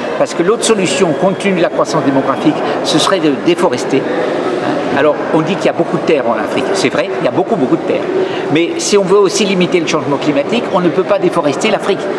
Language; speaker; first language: French; native; French